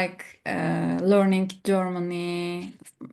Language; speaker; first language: English; non-native, learner; Turkish